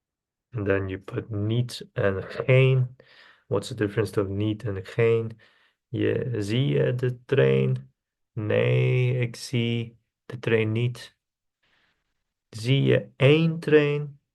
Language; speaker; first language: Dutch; non-native, learner; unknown